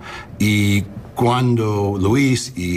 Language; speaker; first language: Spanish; early bilingual, heritage; English